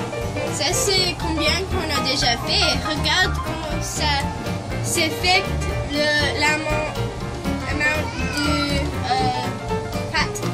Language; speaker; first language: French; non-native, learner; English